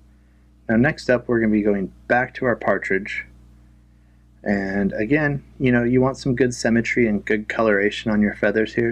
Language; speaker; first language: English; native; English